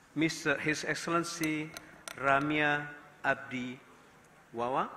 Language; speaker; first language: English; non-native, fluent; Indonesian